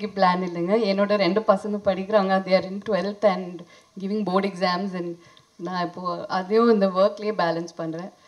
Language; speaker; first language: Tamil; non-native, fluent; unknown